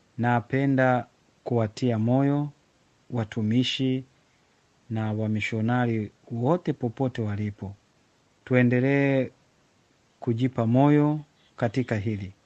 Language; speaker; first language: Swahili; non-native, local second language; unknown